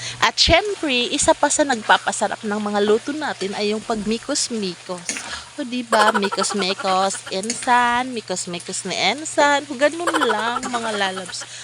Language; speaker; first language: Filipino; non-native, local second language; Cebuano